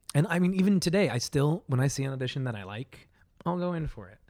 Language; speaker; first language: English; native; English